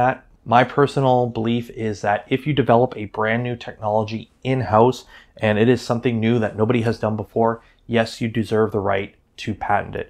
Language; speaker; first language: English; native; English